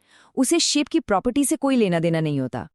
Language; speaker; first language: Hindi; native; Hindi